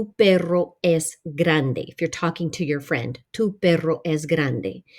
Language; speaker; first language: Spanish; non-native, fluent; English